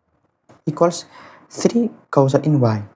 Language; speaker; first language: English; non-native, fluent; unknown